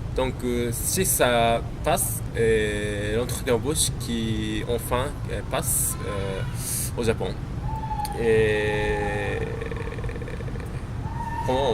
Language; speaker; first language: French; non-native, learner; Japanese